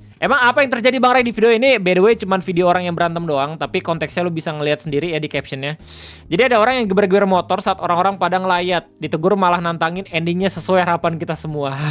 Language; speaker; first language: Indonesian; native; Indonesian